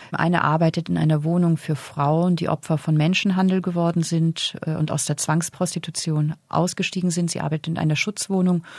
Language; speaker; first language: German; native; German